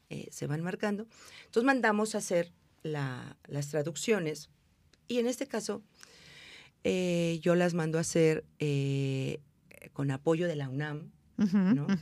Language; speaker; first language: Spanish; native; Spanish